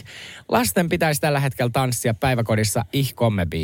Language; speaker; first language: Finnish; native; Finnish